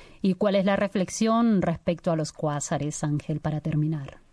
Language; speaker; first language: Spanish; native; Spanish